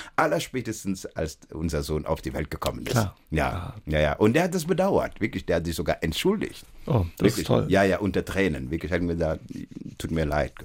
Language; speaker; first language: German; non-native, fluent; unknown